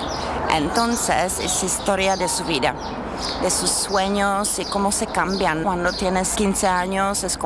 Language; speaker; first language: Spanish; non-native, fluent; Czech